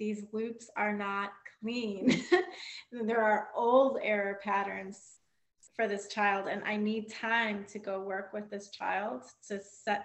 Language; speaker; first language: English; native; English